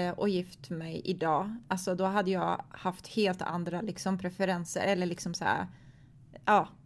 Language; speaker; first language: Swedish; early bilingual, other home language; Croatian